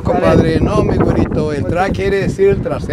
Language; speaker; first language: Spanish; native; Spanish